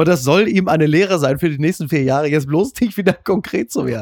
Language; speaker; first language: German; native; German